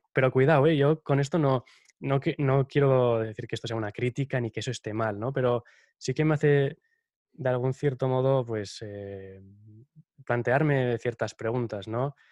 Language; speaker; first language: Spanish; native; Spanish